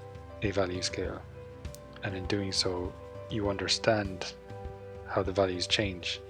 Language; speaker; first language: English; native; English